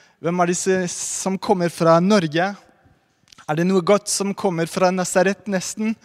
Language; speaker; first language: Norwegian; non-native, fluent; French